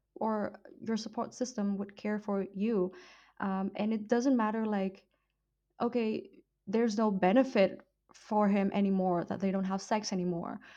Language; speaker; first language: English; non-native, fluent; Vietnamese